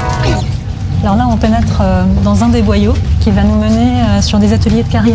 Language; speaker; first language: French; native; French